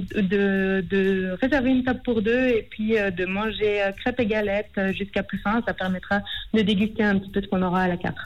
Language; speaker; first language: French; native; French